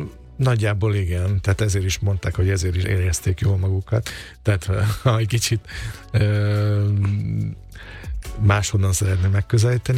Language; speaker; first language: Hungarian; native; Hungarian